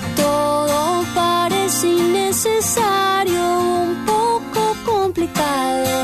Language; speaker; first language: Spanish; native; Spanish